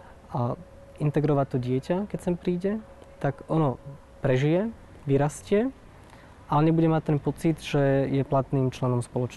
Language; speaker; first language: Slovak; native; Slovak